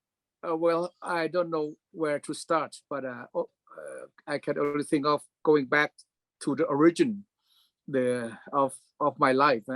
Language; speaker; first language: English; non-native, fluent; Thai